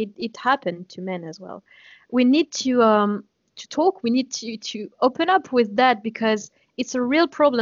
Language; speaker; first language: English; non-native, fluent; French